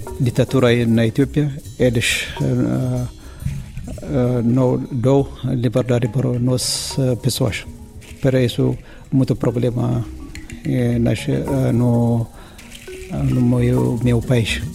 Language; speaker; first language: Portuguese; non-native, learner; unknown